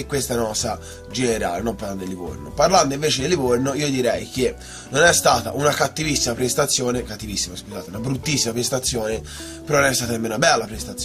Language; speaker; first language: Italian; native; Italian